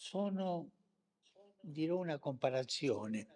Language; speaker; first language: Italian; non-native, fluent; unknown